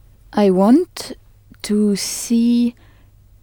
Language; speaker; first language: English; non-native, learner; French